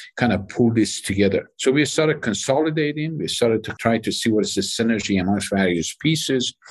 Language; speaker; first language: English; non-native, fluent; Persian